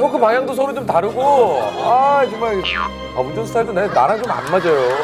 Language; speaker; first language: Korean; native; Korean